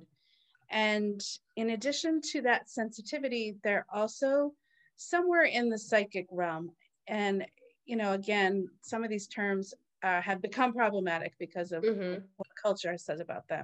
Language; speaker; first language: English; native; English